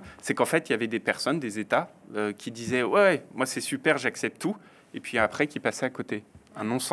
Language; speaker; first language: French; native; French